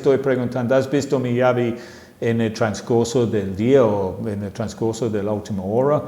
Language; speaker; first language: Spanish; non-native, fluent; English